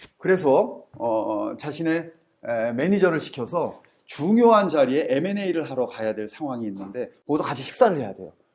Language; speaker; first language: Korean; native; Korean